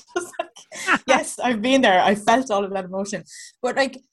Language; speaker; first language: English; native; English